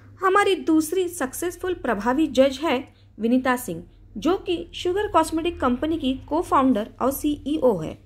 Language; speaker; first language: Hindi; non-native, local second language; Marathi